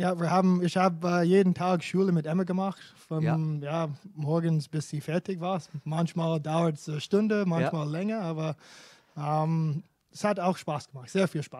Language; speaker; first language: German; non-native, fluent; English